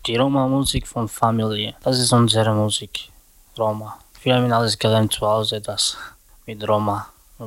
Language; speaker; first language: German; non-native, learner; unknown